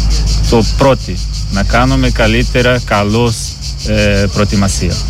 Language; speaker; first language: Greek; non-native, learner; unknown